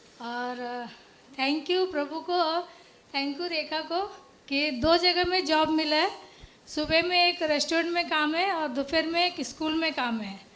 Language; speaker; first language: Hindi; non-native, local second language; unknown